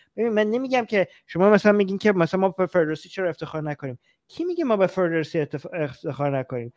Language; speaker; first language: Persian; native; Persian